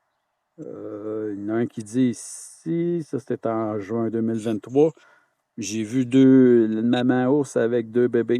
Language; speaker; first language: French; native; French